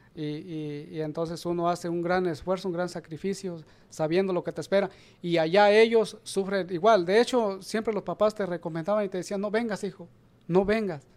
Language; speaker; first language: Spanish; native; Spanish